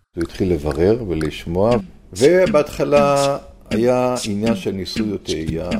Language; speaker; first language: Hebrew; native; Hebrew